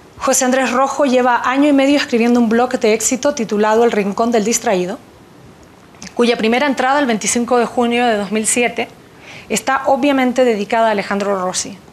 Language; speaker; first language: Spanish; native; Spanish